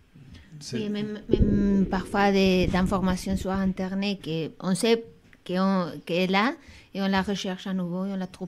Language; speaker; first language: French; non-native, fluent; Spanish